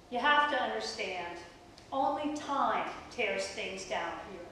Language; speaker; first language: English; native; English